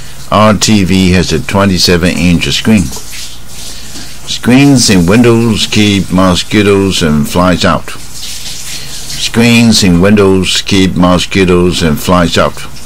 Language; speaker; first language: English; non-native, fluent; Chinese